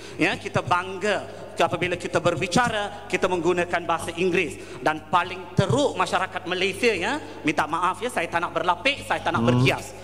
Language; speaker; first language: Malay; non-native, local second language; Tamil